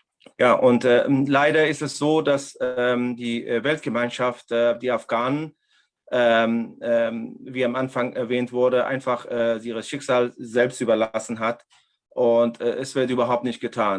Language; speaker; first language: German; non-native, fluent; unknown